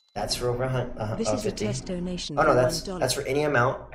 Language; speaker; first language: English; native; English